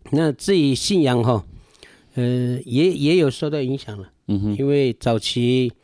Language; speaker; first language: Chinese; non-native, local second language; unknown